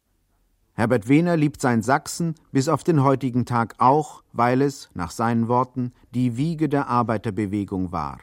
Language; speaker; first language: German; native; German